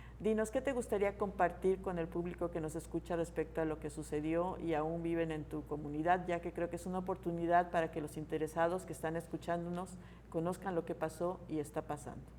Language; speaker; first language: Spanish; native; Spanish